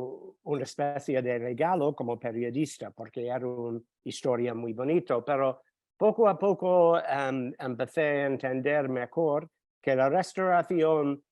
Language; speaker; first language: Spanish; non-native, fluent; English